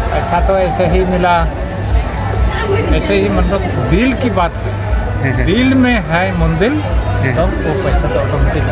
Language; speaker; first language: Hindi; non-native, local second language; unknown